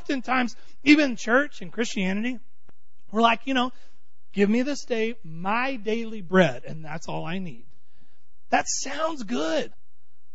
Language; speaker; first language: English; native; English